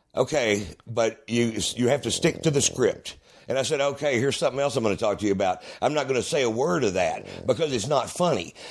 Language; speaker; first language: English; native; English